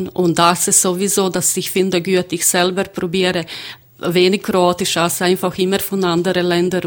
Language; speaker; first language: German; non-native, learner; Croatian